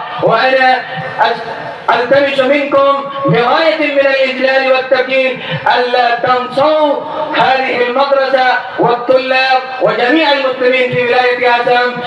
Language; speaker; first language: Arabic; non-native, fluent; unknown